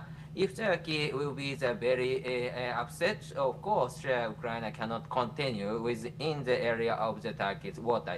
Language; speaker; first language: English; non-native, fluent; Japanese